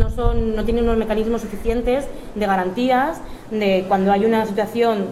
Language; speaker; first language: Spanish; native; Spanish